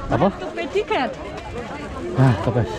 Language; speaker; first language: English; non-native, learner; Korean